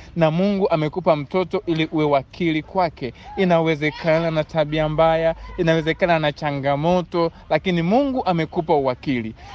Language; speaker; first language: Swahili; native; Swahili